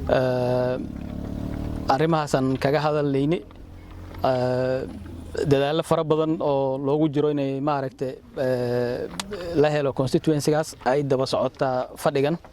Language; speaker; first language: Somali; native; Somali